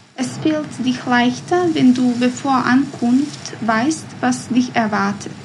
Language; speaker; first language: German; non-native, learner; Bosnian